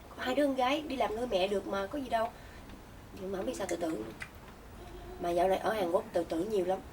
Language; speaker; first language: Vietnamese; native; Vietnamese